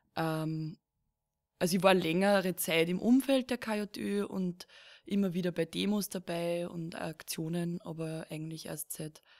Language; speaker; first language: German; native; German